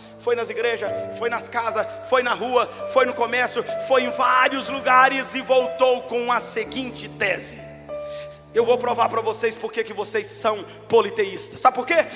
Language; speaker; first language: Portuguese; native; Portuguese